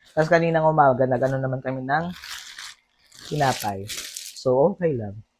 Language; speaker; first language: Filipino; native; Filipino